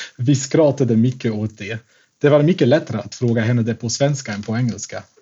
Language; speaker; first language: Swedish; non-native, fluent; Dutch